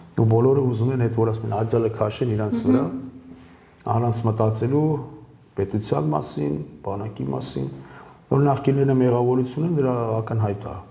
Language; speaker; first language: Armenian; early bilingual, heritage; Armenian